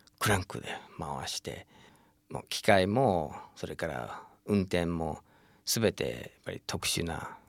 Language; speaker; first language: Japanese; non-native, fluent; English